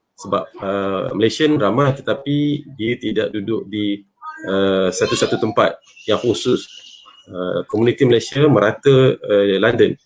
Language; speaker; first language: Malay; native; Malay